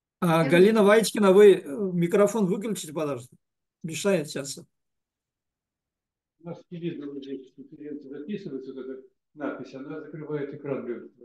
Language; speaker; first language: Russian; non-native, learner; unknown